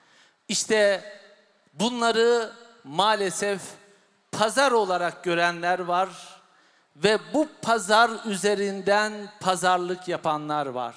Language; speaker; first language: Turkish; native; Turkish